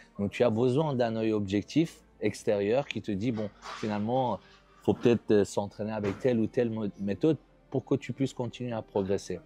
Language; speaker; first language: French; native; French